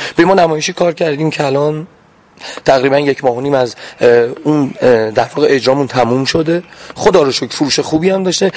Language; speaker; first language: Persian; non-native, local second language; Azerbaijani